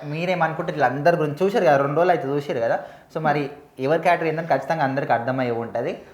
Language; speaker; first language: Telugu; native; Telugu